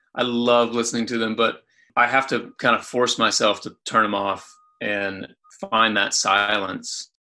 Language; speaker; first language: English; native; English